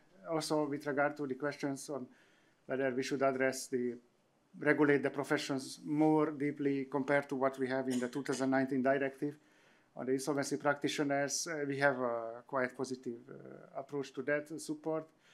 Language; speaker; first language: English; non-native, fluent; Hungarian